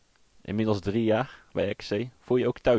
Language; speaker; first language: Dutch; native; Dutch